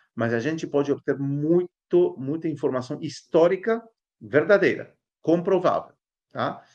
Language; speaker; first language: Portuguese; non-native, fluent; Spanish